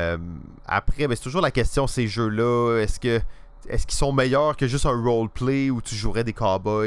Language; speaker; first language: French; native; French